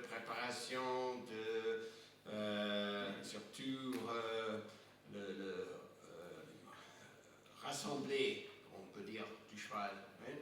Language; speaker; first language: French; non-native, fluent; English